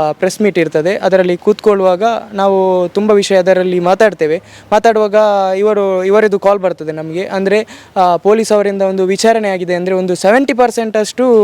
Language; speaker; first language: Kannada; native; Kannada